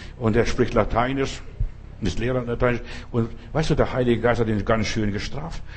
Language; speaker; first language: German; non-native, fluent; Lithuanian